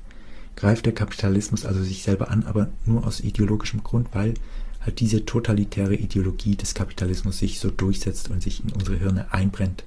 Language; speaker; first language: German; native; German